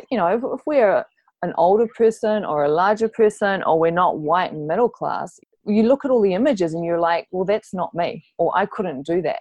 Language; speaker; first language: English; native; English